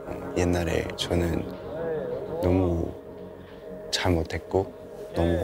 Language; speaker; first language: Korean; non-native, fluent; Cantonese